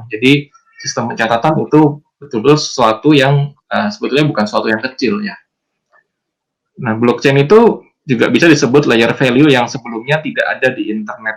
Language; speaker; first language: Indonesian; native; Indonesian